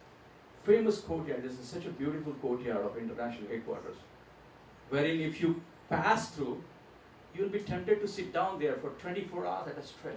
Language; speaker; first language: English; non-native, local second language; Gujarati